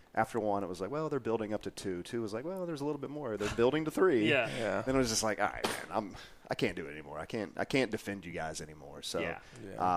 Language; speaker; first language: English; native; English